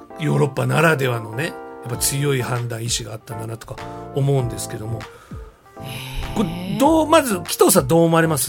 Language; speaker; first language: Japanese; native; Japanese